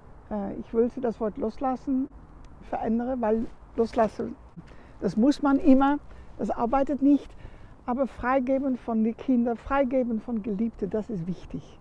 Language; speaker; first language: German; non-native, learner; Dutch